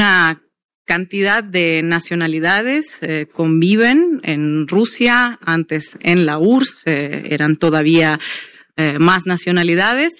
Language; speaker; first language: Spanish; non-native, fluent; Russian